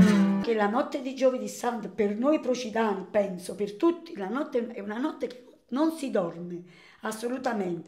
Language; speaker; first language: Italian; native; Italian